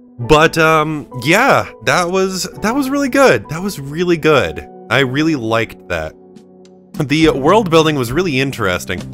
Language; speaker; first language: English; native; English